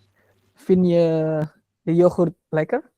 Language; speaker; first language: Dutch; non-native, learner; Indonesian